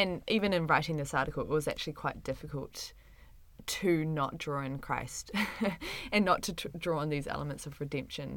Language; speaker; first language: English; native; English